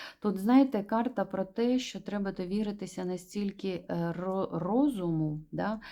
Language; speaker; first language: Ukrainian; non-native, local second language; Russian